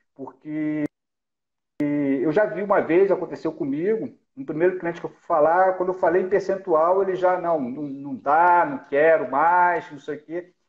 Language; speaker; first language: Portuguese; native; Portuguese